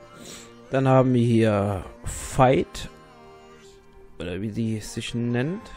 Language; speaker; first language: German; native; German